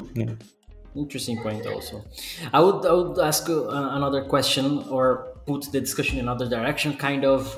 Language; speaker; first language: English; non-native, fluent; Portuguese